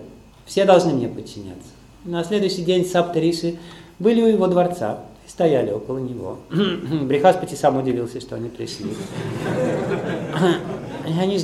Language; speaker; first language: Russian; native; Russian